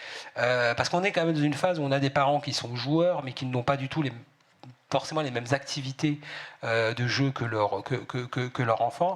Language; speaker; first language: French; native; French